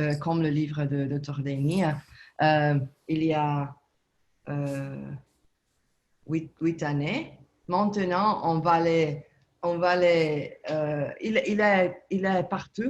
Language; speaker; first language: French; non-native, learner; Italian